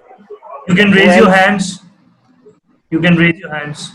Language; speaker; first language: English; non-native, local second language; Hindi